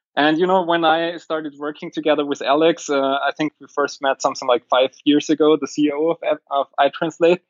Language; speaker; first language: English; non-native, fluent; German